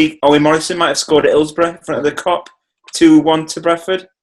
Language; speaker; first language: English; native; English